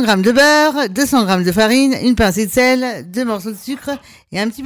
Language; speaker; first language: French; native; French